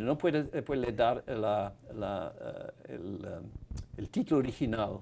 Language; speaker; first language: Spanish; non-native, fluent; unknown